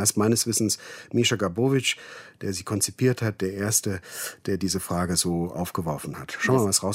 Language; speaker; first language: German; native; German